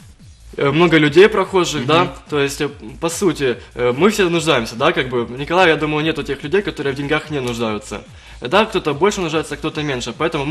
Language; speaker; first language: Russian; native; Russian